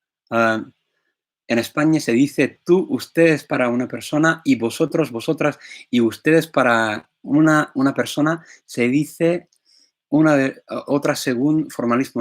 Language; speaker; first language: Spanish; non-native, fluent; English